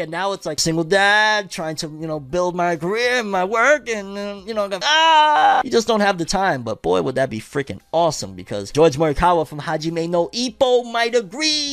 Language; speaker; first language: English; early bilingual, other home language; Spanish